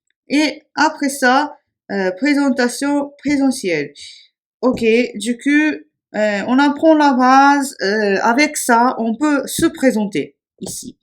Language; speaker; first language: French; non-native, fluent; Japanese